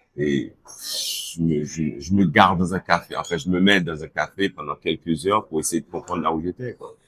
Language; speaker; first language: French; early bilingual, other home language; Haitian Creole